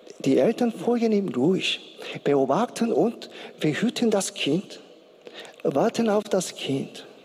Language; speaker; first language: German; non-native, learner; Korean